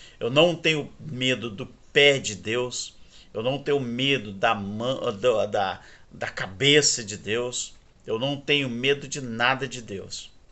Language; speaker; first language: Portuguese; native; Portuguese